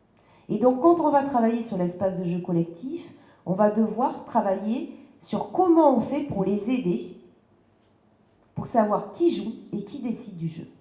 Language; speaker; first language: French; native; French